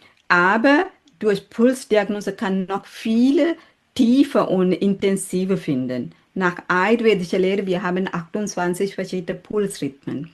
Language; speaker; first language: German; non-native, fluent; Sinhala